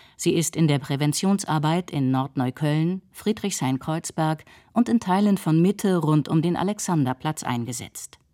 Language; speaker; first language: German; native; German